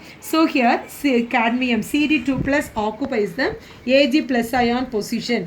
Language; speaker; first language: English; non-native, local second language; Tamil